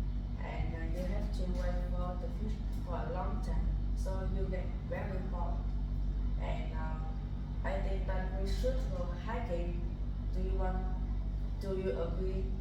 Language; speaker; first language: English; non-native, learner; Vietnamese